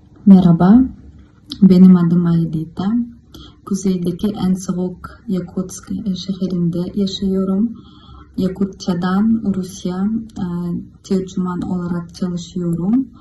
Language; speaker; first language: Turkish; non-native, learner; Yakut